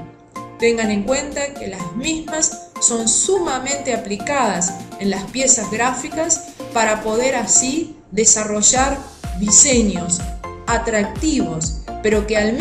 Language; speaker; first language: Spanish; native; Spanish